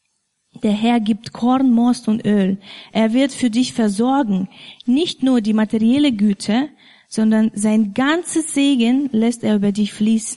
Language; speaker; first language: German; non-native, fluent; Russian